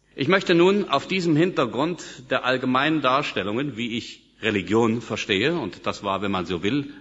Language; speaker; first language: German; native; German